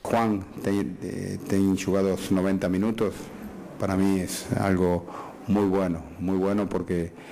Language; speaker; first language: Portuguese; non-native, fluent; Spanish